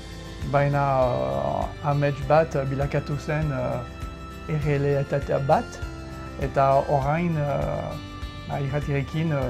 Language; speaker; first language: Basque; non-native, fluent; French